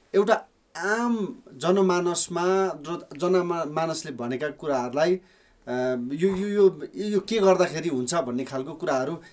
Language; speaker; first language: Nepali; native; Nepali